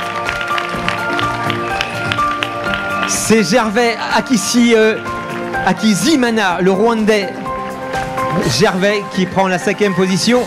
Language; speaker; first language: French; native; French